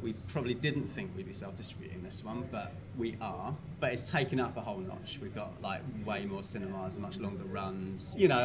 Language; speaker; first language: English; native; English